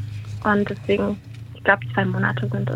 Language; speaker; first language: German; native; German